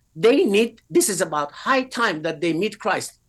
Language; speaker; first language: English; non-native, fluent; Persian